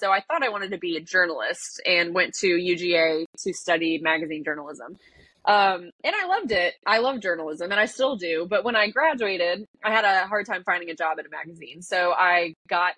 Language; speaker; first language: English; native; English